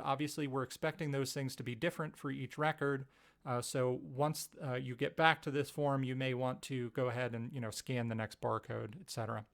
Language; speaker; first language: English; native; English